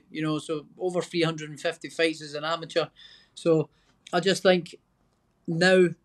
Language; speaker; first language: English; native; English